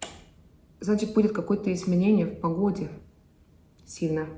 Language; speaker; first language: Russian; non-native, fluent; Estonian